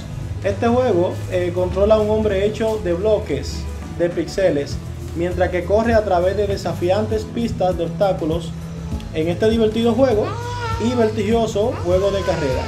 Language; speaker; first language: Spanish; native; Spanish